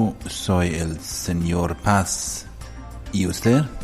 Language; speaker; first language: Spanish; non-native, learner; Danish